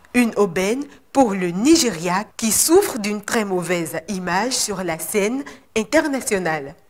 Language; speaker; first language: French; non-native, local second language; Yoruba